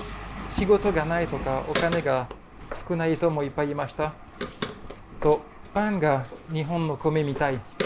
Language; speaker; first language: Japanese; non-native, learner; French